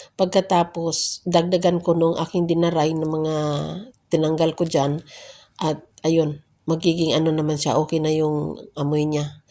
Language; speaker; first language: Filipino; native; Filipino